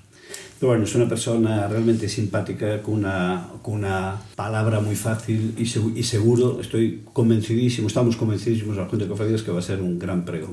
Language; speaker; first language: Spanish; native; Spanish